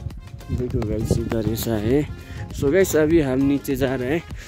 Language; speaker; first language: Hindi; non-native, local second language; Nepali